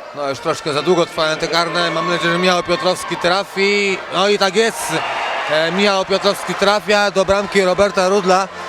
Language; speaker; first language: Polish; native; Polish